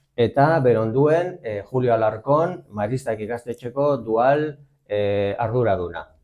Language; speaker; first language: Basque; native; Basque